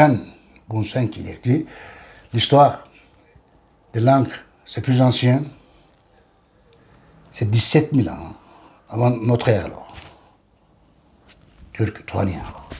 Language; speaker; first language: French; non-native, learner; Turkish